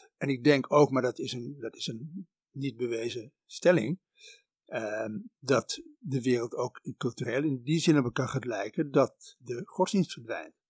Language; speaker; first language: Dutch; native; Dutch